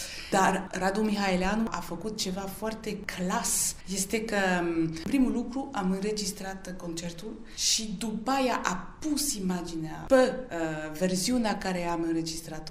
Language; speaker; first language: Romanian; early bilingual, heritage; Romanian